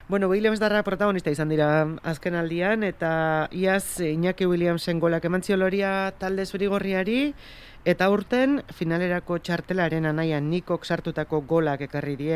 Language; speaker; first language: Basque; native; Basque